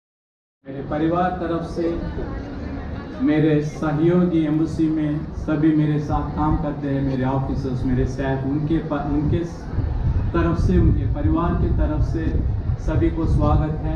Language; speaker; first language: Hindi; non-native, local second language; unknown